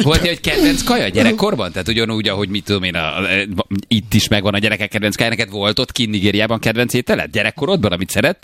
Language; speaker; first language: Hungarian; native; Hungarian